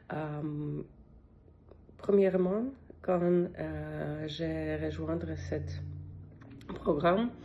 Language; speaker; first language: French; non-native, learner; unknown